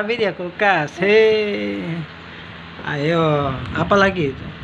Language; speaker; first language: Malay; native; Malay